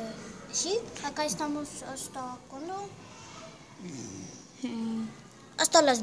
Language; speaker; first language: Spanish; early bilingual, heritage; Spanish